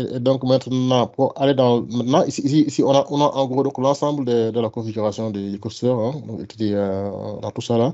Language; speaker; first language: French; non-native, local second language; Wolof